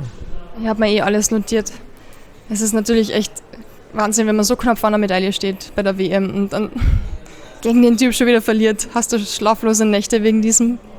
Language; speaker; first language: German; native; German